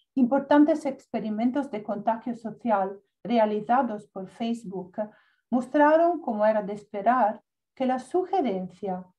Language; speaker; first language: Spanish; non-native, learner; Italian